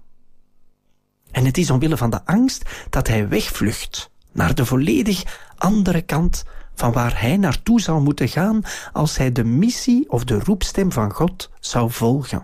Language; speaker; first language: Dutch; native; Dutch